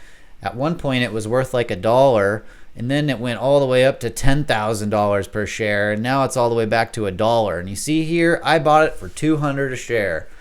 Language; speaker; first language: English; native; English